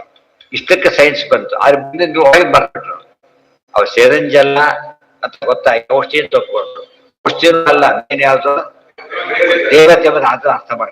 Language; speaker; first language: Kannada; native; Kannada